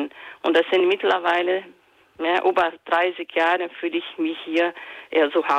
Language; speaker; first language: German; non-native, fluent; Portuguese